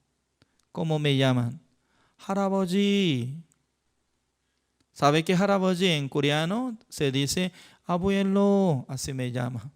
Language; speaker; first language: Spanish; non-native, fluent; Korean